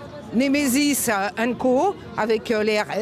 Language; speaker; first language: French; native; French